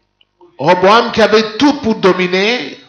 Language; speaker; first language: French; non-native, local second language; Lingala